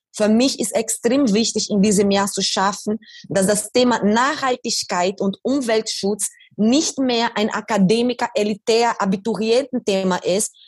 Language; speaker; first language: German; non-native, fluent; Portuguese